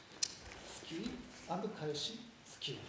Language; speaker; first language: English; non-native, learner; Japanese